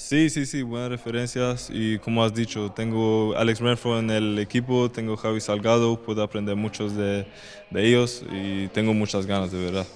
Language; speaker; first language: Spanish; non-native, fluent; Swedish